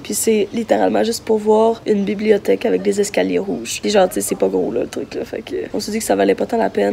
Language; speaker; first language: French; native; French